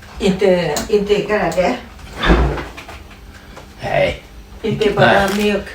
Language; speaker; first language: Swedish; non-native, learner; Thai